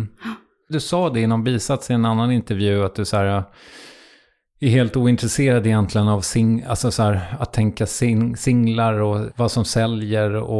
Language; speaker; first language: Swedish; native; Swedish